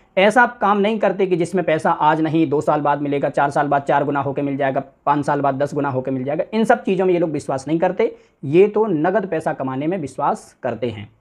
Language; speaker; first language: Hindi; native; Hindi